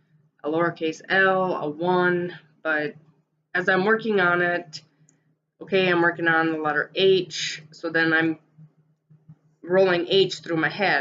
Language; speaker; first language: English; native; English